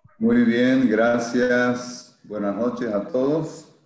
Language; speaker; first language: Spanish; native; Spanish